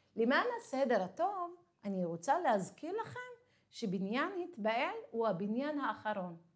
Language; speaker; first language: Hebrew; non-native, local second language; Arabic